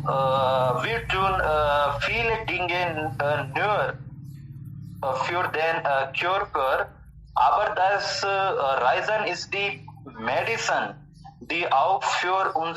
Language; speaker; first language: German; non-native, learner; Hindi